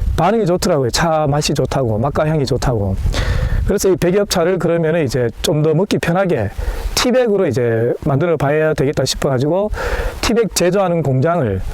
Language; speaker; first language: Korean; native; Korean